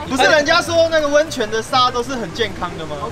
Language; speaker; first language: Chinese; native; Chinese